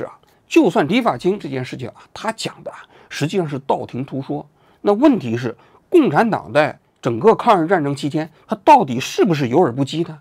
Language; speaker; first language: Chinese; native; Chinese